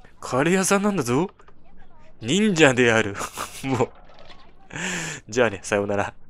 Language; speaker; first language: Japanese; non-native, fluent; Chinese